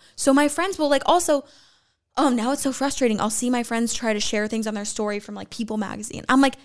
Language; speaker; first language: English; native; English